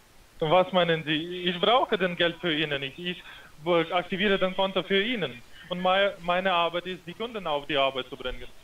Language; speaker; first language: German; non-native, fluent; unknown